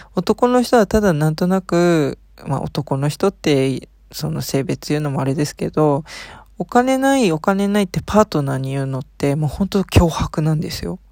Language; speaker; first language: Japanese; early bilingual, heritage; Japanese